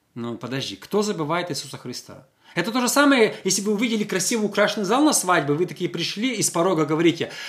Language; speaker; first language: Russian; non-native, local second language; Ukrainian